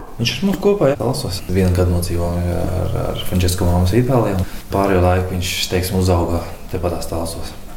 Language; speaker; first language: Latvian; non-native, local second language; Russian